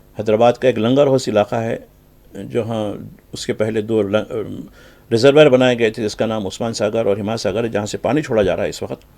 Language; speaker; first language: Urdu; native; Urdu